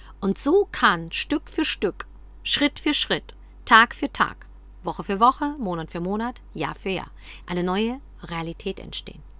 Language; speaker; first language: German; early bilingual, other home language; Polish